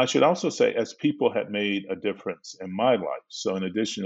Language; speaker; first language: English; native; English